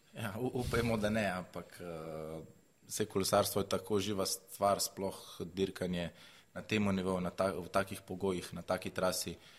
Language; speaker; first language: Slovenian; native; Slovenian